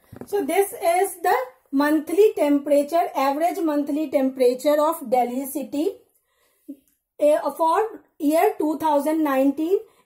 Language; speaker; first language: English; non-native, local second language; Hindi